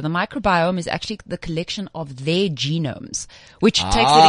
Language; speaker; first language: English; native; English